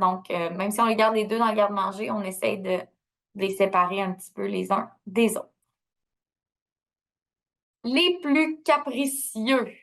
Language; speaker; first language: French; native; French